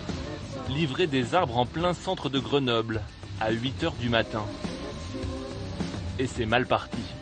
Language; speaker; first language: French; native; French